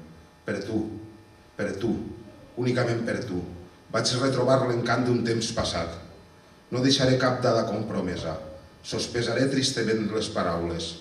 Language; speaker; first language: Catalan; native; Catalan